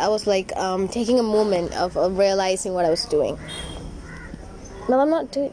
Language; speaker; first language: English; non-native, local second language; Tamil